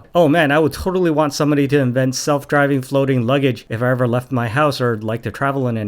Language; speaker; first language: English; native; English